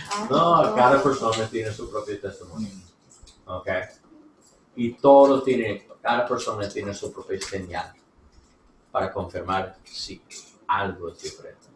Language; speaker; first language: Spanish; non-native, learner; English